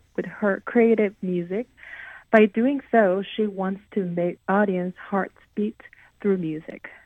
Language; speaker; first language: English; non-native, fluent; Korean